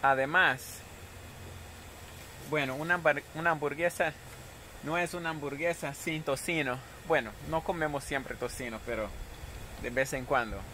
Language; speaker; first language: Spanish; non-native, fluent; Portuguese